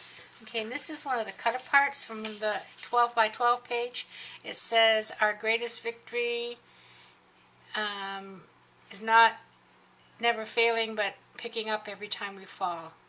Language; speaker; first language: English; native; English